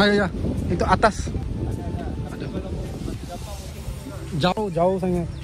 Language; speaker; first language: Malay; non-native, learner; Bangla